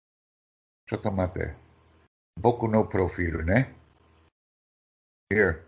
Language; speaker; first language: Japanese; non-native, learner; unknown